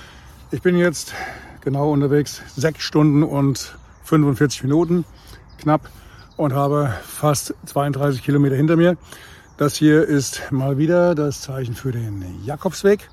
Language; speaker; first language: German; native; German